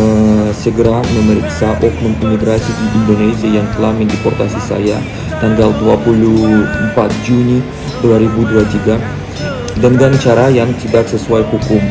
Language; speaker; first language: Indonesian; non-native, learner; Russian